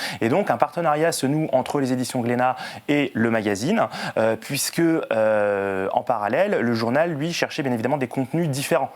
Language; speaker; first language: French; native; French